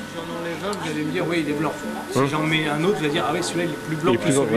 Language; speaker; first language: French; native; French